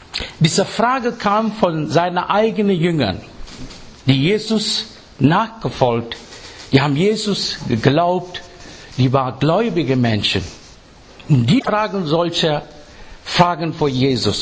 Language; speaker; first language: German; non-native, fluent; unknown